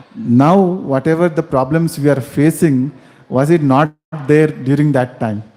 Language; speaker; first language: English; non-native, local second language; Kannada